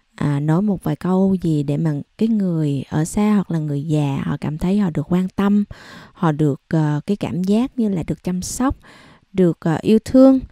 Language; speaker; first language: Vietnamese; native; Vietnamese